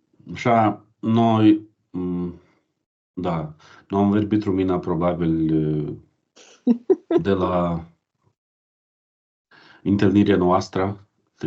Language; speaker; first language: Romanian; non-native, learner; Ukrainian